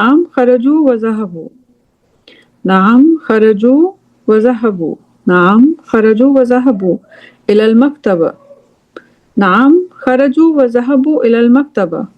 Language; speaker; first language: Arabic; non-native, fluent; English